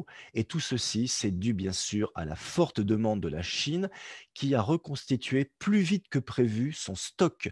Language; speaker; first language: French; native; French